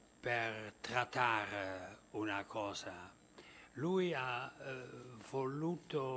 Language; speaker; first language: Italian; non-native, fluent; Dutch